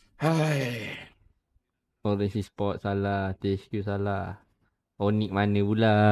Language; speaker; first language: Malay; native; Malay